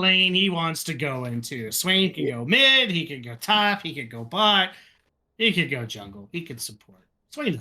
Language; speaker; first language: English; native; English